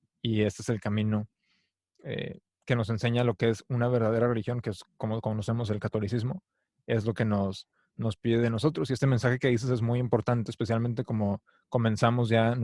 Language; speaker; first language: Spanish; native; Spanish